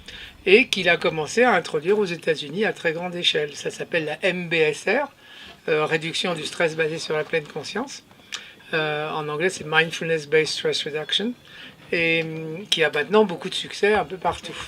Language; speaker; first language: French; native; French